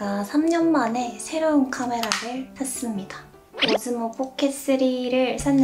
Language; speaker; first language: Korean; non-native, fluent; Japanese